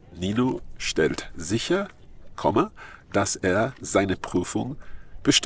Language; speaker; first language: German; non-native, fluent; English